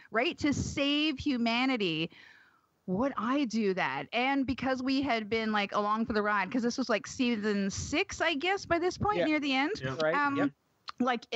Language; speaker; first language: English; native; English